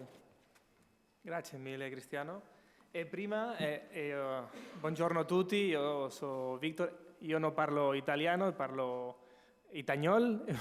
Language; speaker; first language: Italian; non-native, learner; Spanish